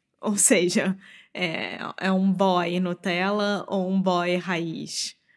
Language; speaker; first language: Portuguese; native; Portuguese